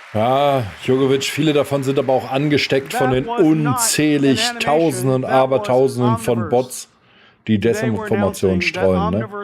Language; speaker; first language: German; native; German